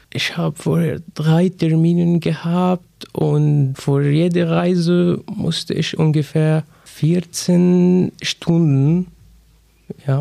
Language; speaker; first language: German; non-native, fluent; Arabic